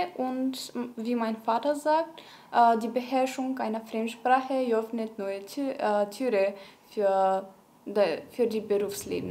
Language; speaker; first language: German; non-native, learner; Bulgarian